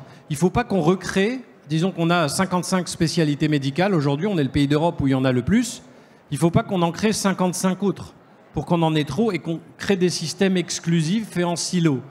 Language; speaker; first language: French; native; French